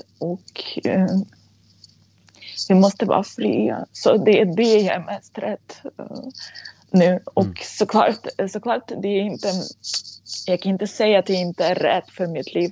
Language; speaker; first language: Swedish; non-native, fluent; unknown